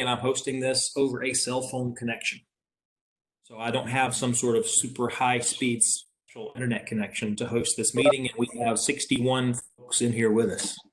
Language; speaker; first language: English; native; English